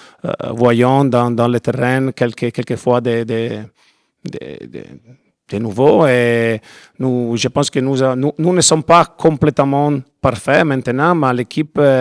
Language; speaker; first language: French; non-native, learner; Italian